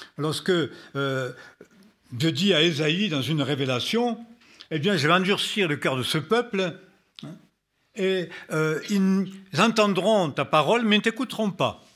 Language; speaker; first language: French; native; French